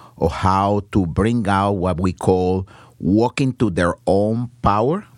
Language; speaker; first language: English; non-native, fluent; Spanish